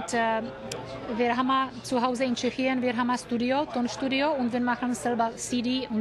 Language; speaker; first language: German; non-native, learner; Czech